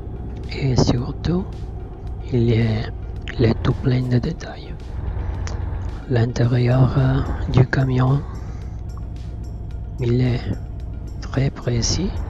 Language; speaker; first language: French; non-native, learner; Italian